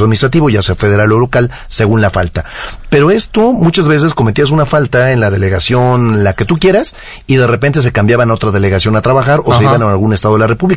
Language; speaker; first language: Spanish; native; Spanish